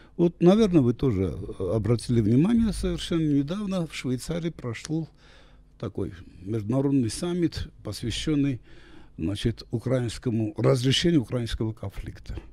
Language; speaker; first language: Russian; non-native, local second language; Armenian